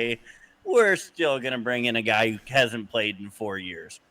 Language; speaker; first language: English; native; English